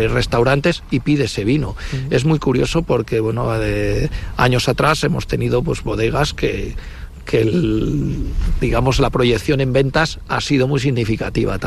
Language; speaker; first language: Spanish; native; Spanish